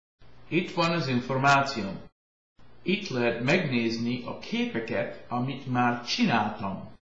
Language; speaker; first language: Hungarian; early bilingual, heritage; Hungarian